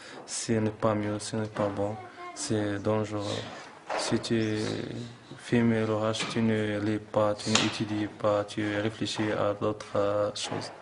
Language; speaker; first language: French; non-native, learner; Arabic